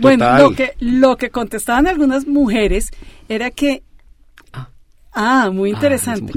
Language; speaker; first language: Spanish; native; Spanish